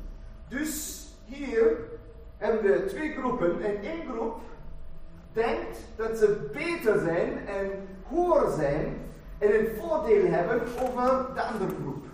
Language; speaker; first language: Dutch; non-native, fluent; German